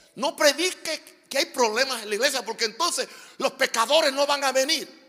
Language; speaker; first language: Spanish; native; Spanish